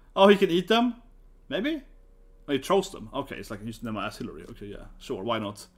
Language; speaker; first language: English; non-native, fluent; Swedish